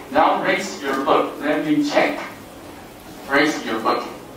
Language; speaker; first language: English; non-native, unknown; Chinese